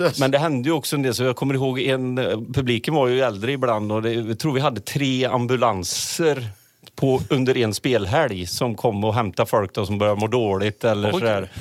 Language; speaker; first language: Swedish; native; Swedish